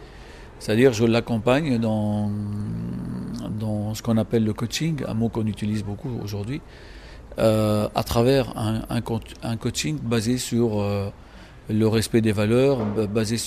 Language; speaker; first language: French; non-native, local second language; Arabic